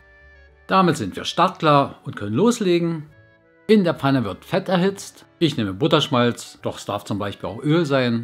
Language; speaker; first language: German; native; German